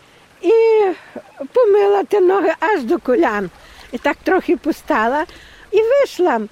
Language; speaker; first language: Polish; non-native, local second language; Ukrainian